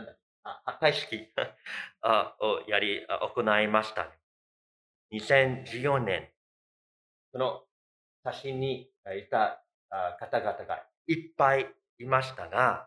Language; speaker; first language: Japanese; non-native, fluent; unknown